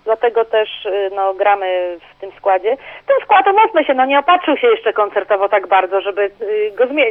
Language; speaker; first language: Polish; native; Polish